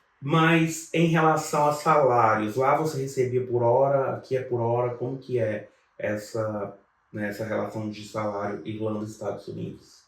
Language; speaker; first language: Portuguese; native; Portuguese